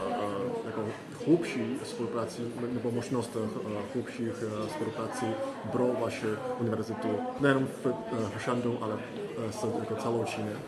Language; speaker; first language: Czech; non-native, fluent; Chinese